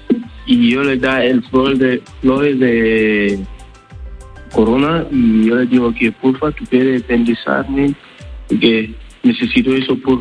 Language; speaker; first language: Spanish; non-native, learner; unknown